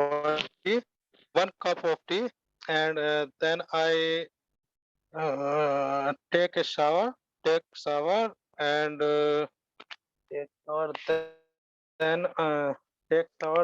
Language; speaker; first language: English; non-native, learner; Hindi